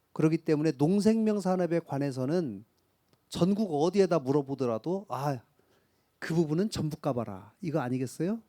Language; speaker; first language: Korean; native; Korean